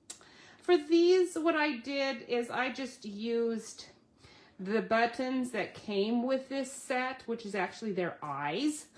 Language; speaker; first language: English; native; English